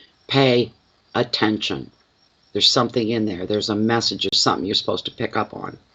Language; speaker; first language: English; native; English